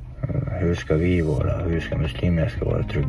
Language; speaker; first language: Swedish; non-native, fluent; Chechen